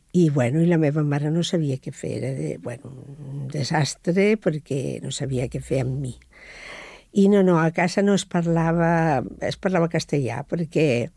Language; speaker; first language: Catalan; non-native, local second language; Spanish